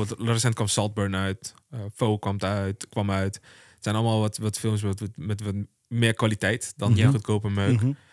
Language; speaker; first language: Dutch; early bilingual, other home language; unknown